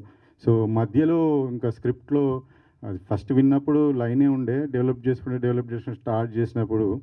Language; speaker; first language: Telugu; native; Telugu